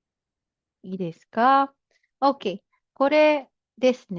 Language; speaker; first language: Japanese; non-native, fluent; Filipino